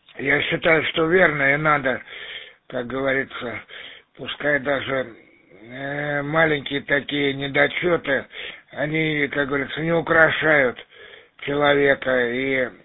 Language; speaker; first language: Russian; native; Russian